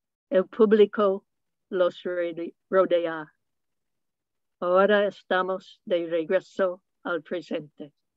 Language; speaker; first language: Spanish; non-native, fluent; English